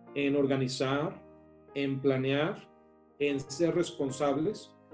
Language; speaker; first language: Spanish; native; Spanish